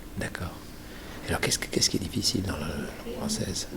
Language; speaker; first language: French; native; French